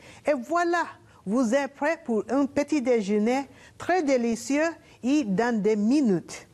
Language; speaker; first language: French; non-native, learner; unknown